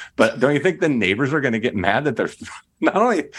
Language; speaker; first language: English; native; English